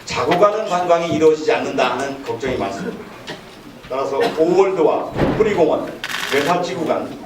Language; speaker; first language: Korean; native; Korean